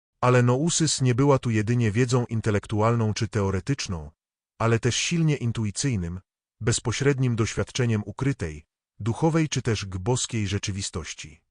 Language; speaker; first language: Polish; native; Polish